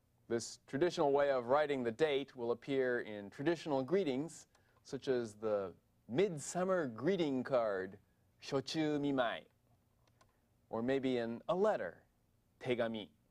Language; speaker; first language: English; native; English